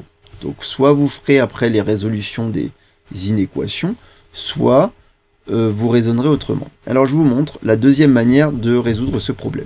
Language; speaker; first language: French; native; French